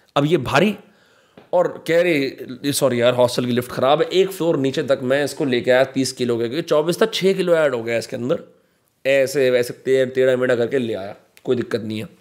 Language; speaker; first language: Hindi; native; Hindi